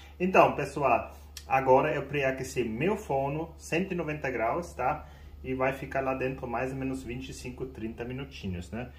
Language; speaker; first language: Portuguese; non-native, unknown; German